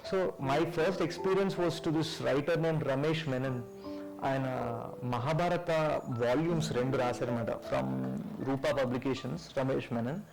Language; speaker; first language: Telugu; early bilingual, heritage; Telugu